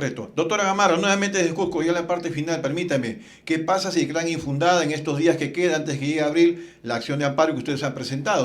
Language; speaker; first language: Spanish; native; Spanish